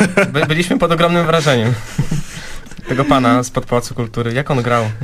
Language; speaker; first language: Polish; native; Polish